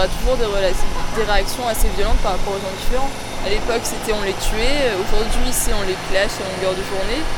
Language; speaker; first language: French; native; French